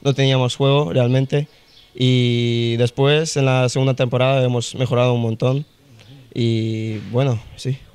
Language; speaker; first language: Spanish; early bilingual, other home language; Russian